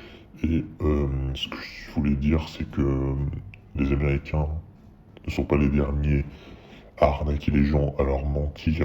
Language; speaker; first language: French; native; French